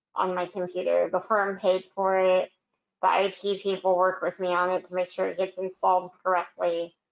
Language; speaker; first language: English; native; English